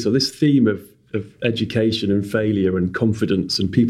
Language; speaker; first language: English; native; English